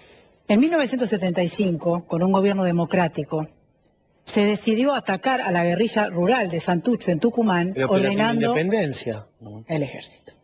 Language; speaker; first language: Spanish; native; Spanish